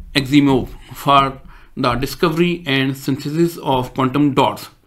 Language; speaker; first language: English; non-native, local second language; Urdu